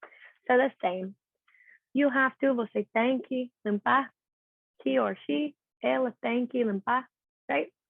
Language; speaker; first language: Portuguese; non-native, learner; English